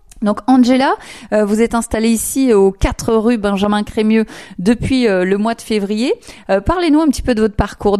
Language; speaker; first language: French; native; French